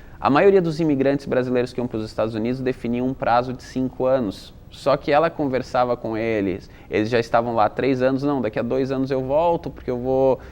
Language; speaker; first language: Portuguese; native; Portuguese